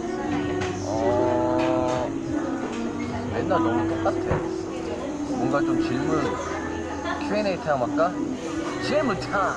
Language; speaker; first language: Korean; native; Korean